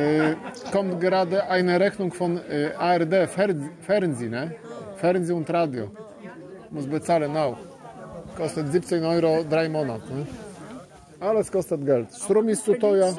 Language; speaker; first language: German; non-native, learner; Polish